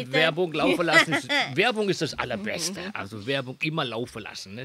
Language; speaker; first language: German; native; German